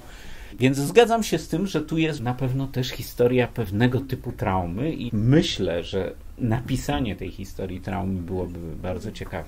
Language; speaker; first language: Polish; native; Polish